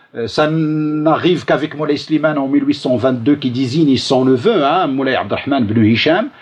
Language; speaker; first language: French; non-native, local second language; Arabic